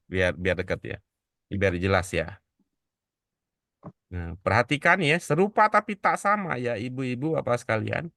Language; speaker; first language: Indonesian; native; Indonesian